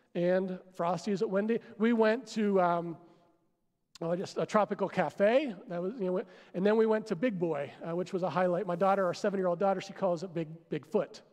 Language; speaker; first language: English; native; English